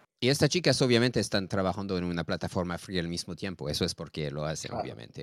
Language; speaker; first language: Spanish; non-native, learner; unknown